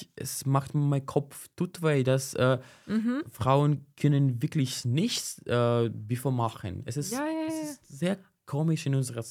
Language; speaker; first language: German; non-native, fluent; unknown